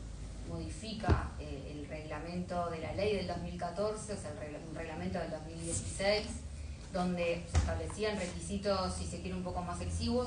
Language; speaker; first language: Spanish; native; Spanish